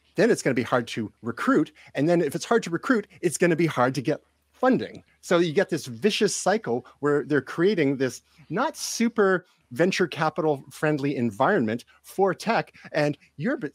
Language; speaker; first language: English; native; English